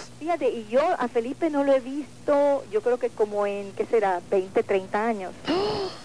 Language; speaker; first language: Spanish; native; Spanish